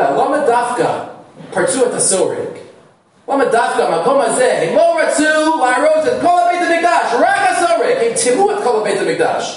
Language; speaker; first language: Hebrew; non-native, fluent; English